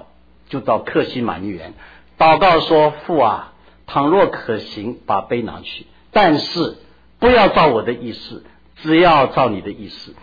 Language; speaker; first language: Chinese; native; Chinese